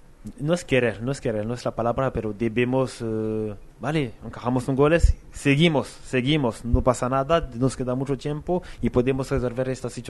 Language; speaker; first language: Spanish; non-native, fluent; French